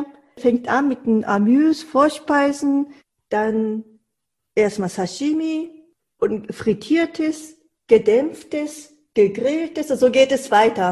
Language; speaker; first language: German; non-native, fluent; Japanese